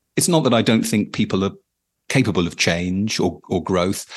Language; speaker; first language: English; native; English